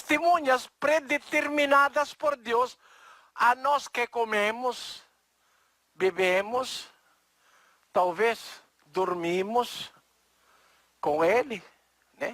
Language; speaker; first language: Portuguese; non-native, learner; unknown